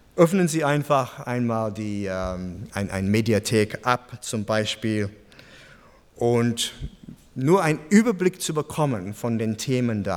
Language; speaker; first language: German; non-native, fluent; English